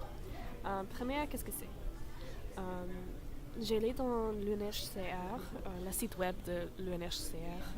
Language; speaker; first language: French; non-native, learner; English